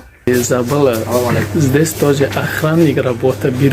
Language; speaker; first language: Russian; non-native, learner; Tajik